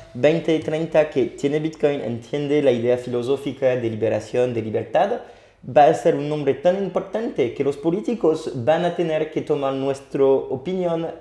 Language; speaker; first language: Spanish; non-native, fluent; French